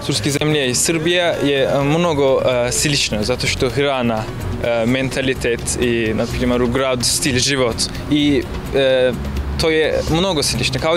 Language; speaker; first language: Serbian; non-native, learner; Turkish